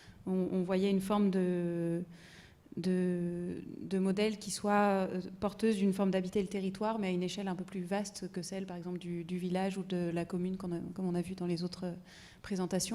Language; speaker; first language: French; native; French